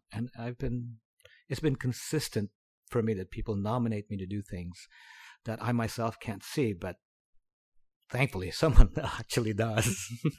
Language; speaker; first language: English; non-native, local second language; Filipino